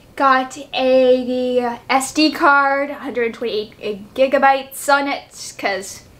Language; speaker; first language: English; native; English